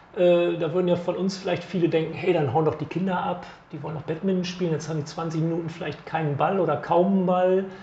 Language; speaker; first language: German; native; German